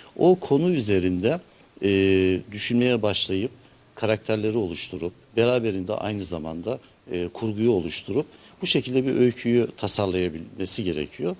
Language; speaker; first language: Turkish; native; Turkish